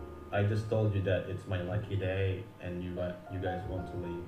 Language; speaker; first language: English; non-native, fluent; Indonesian